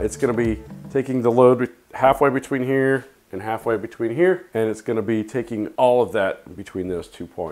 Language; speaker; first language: English; native; English